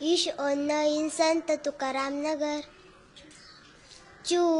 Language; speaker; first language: German; non-native, learner; Marathi